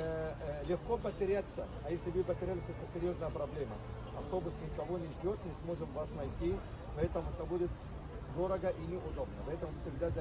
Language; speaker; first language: Russian; non-native, learner; Arabic